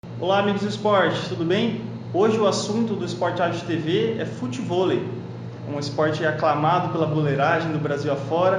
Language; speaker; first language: Portuguese; native; Portuguese